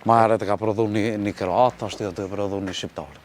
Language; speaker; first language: Albanian; native; Albanian